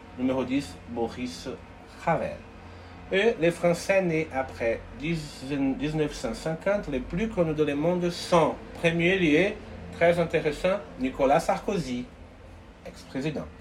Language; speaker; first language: French; non-native, learner; Portuguese